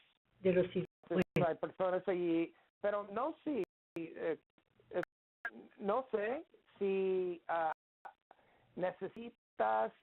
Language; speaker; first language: Spanish; non-native, learner; English